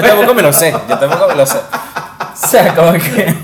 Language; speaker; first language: Spanish; native; Spanish